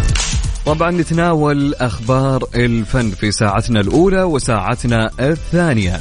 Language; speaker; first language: Arabic; native; Arabic